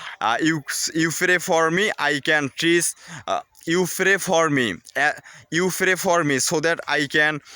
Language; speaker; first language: English; non-native, learner; Bangla